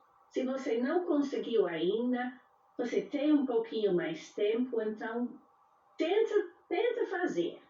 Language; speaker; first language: Portuguese; non-native, fluent; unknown